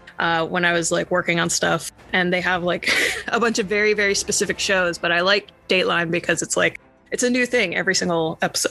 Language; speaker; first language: English; native; English